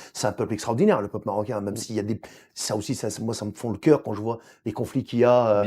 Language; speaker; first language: French; non-native, local second language; Arabic